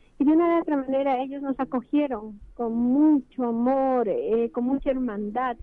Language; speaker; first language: Spanish; native; Spanish